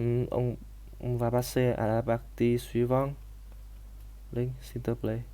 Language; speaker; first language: French; non-native, learner; Vietnamese